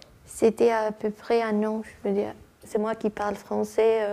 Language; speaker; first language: French; early bilingual, other home language; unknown